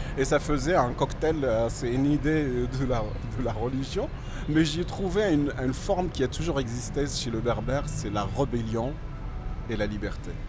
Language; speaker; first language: French; non-native, local second language; Berber languages